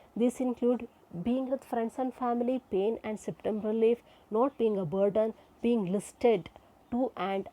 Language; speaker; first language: English; non-native, local second language; Kannada